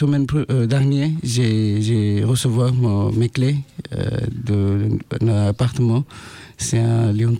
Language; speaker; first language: French; non-native, learner; Bangla